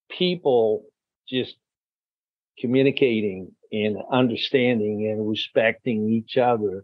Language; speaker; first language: English; non-native, fluent; Spanish